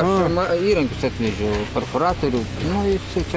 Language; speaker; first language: Lithuanian; native; Lithuanian